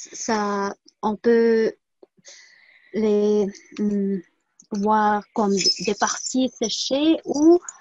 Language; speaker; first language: French; non-native, fluent; Tuvinian